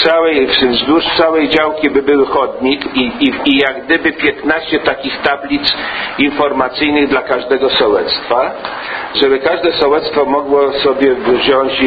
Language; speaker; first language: Polish; native; Polish